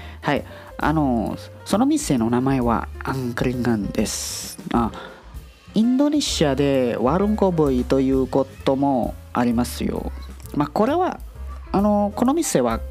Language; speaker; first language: Japanese; non-native, learner; Indonesian